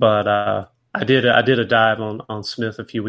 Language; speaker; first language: English; native; English